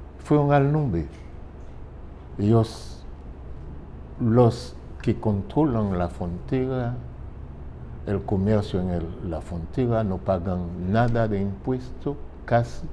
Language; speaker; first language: Spanish; non-native, fluent; French